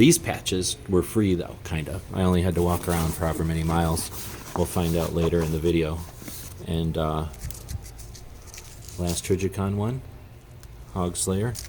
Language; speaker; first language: English; native; English